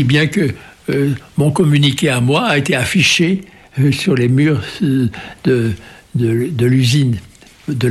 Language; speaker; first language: French; native; French